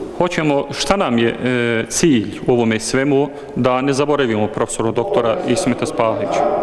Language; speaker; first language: Bosnian; early bilingual, heritage; Bosnian